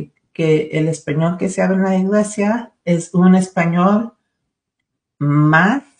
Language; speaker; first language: Spanish; early bilingual, other home language; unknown